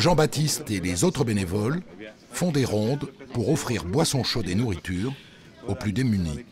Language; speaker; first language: French; native; French